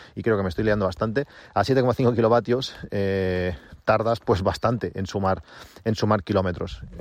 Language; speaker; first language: Spanish; native; Spanish